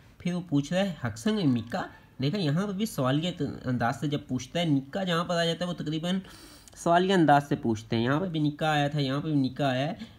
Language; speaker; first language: Urdu; native; Urdu